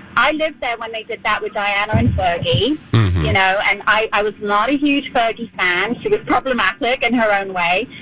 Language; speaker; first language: English; native; English